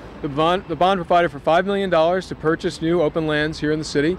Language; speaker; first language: English; native; English